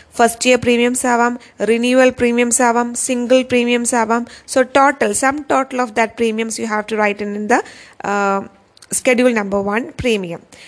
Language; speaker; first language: English; non-native, local second language; Malayalam